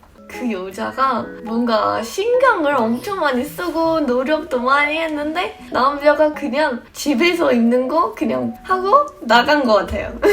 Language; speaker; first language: Korean; non-native, fluent; English